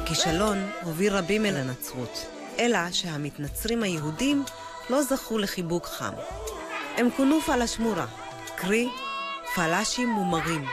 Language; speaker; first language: Hebrew; native; Hebrew